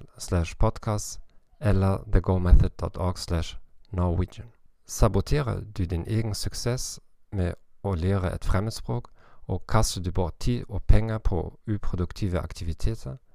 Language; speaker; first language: Norwegian; non-native, learner; German